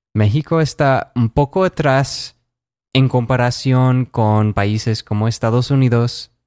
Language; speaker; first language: Spanish; non-native, fluent; English